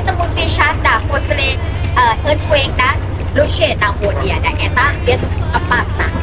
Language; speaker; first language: Russian; non-native, learner; Thai